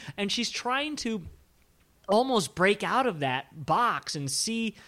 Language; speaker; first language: English; native; English